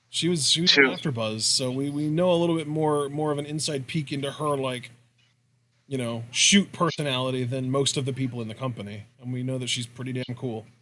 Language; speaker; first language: English; native; English